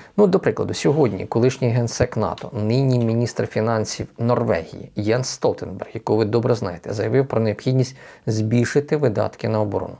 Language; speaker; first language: Ukrainian; native; Ukrainian